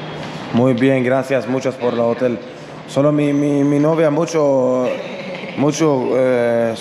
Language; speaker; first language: Spanish; non-native, learner; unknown